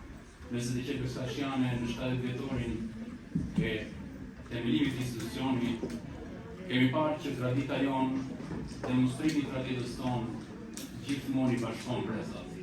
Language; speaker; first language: Albanian; native; Albanian